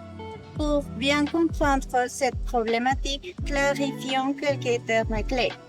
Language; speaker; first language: French; non-native, learner; Spanish